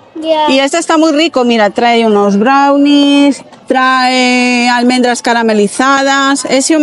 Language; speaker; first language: Spanish; native; Spanish